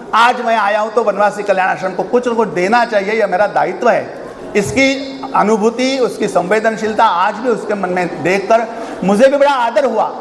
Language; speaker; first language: Hindi; non-native, local second language; Marathi